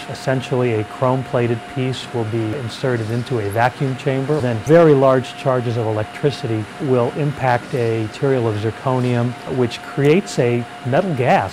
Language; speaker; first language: English; native; English